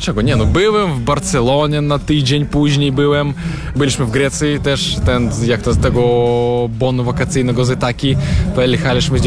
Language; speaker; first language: Polish; non-native, fluent; Russian